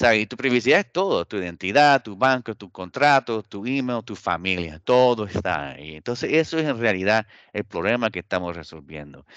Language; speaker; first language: Spanish; early bilingual, heritage; Spanish